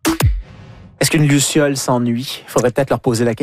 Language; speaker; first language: French; native; French